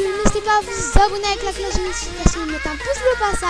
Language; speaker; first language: French; native; French